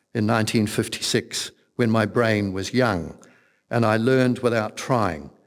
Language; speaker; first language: English; native; English